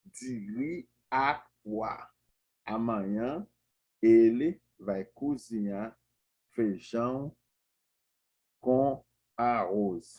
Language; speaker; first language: Portuguese; non-native, learner; Haitian Creole